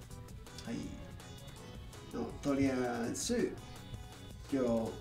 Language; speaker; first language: Japanese; non-native, learner; English